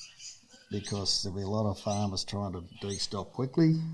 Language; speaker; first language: English; native; English